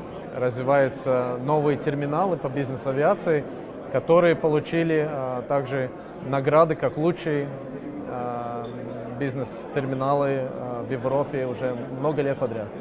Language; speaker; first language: Russian; non-native, local second language; Latvian